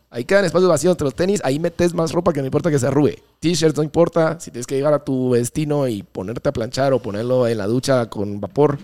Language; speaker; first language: Spanish; native; Spanish